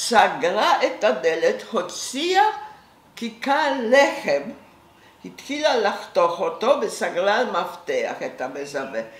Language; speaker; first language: Hebrew; non-native, fluent; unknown